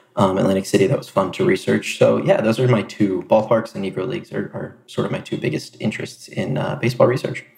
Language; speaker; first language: English; native; English